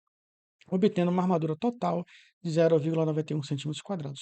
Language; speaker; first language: Portuguese; native; Portuguese